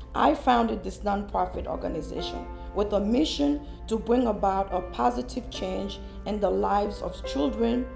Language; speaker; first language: English; early bilingual, other home language; Haitian Creole